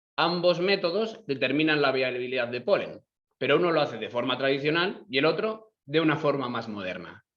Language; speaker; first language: Spanish; native; Spanish